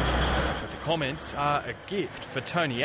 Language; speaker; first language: English; native; English